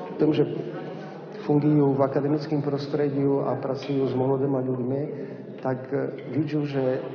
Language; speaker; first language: Slovak; non-native, local second language; Rusyn